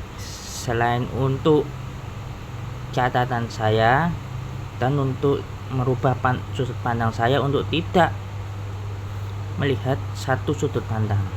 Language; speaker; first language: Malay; non-native, local second language; Javanese